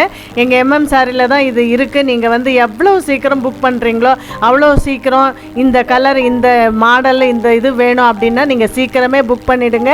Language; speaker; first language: Tamil; native; Tamil